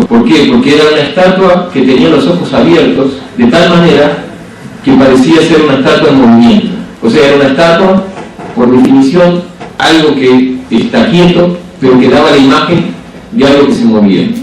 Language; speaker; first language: Spanish; native; Spanish